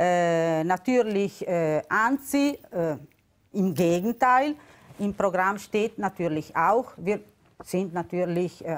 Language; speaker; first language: German; non-native, local second language; Italian